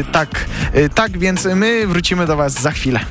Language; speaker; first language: Polish; native; Polish